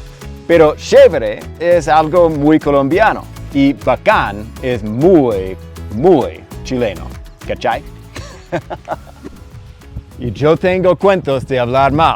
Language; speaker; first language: Spanish; non-native, fluent; English